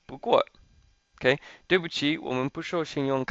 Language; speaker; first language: Chinese; non-native, fluent; English